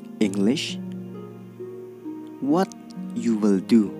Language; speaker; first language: English; non-native, local second language; Khasi